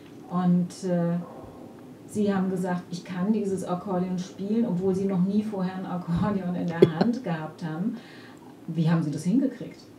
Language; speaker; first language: German; native; German